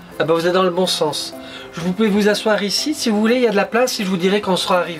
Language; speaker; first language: French; native; French